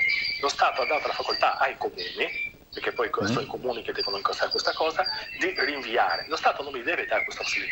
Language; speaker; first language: Italian; native; Italian